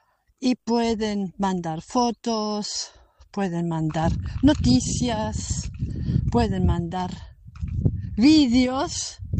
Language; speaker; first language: Spanish; non-native, fluent; German